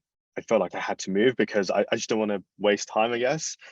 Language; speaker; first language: English; native; English